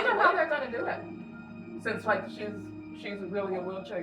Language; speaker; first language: English; native; English